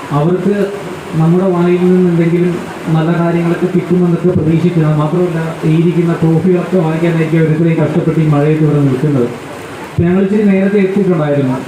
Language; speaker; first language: Malayalam; native; Malayalam